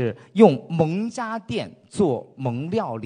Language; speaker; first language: Chinese; native; Chinese